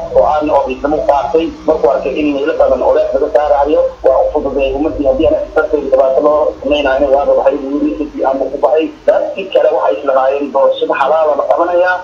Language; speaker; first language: Somali; non-native, local second language; Maay